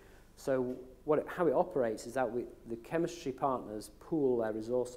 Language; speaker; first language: English; native; English